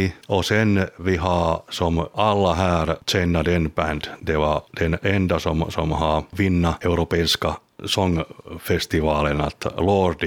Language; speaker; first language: Swedish; non-native, local second language; Finnish